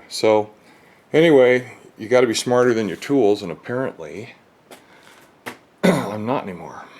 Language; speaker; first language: English; native; English